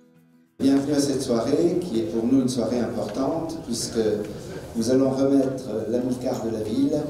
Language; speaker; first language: French; native; French